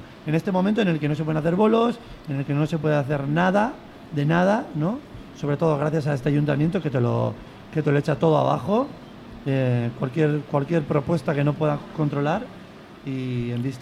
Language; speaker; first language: Spanish; native; Spanish